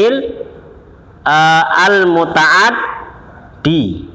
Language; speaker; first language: Arabic; non-native, fluent; Indonesian